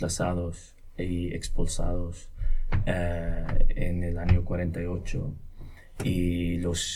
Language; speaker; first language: Spanish; non-native, local second language; Arabic